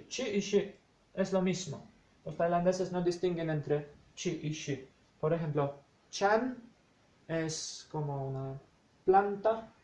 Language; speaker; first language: Spanish; non-native, fluent; Polish